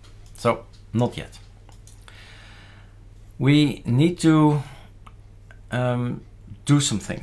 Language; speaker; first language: English; non-native, fluent; Dutch